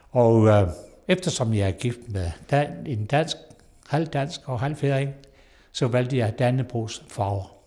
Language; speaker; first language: Danish; non-native, local second language; Kalaallisut